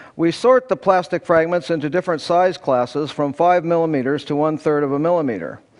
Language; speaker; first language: English; native; English